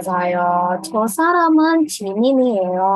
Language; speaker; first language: Korean; non-native, fluent; Indonesian